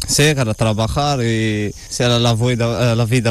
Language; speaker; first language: Spanish; non-native, learner; Arabic